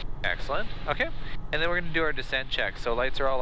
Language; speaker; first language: English; native; English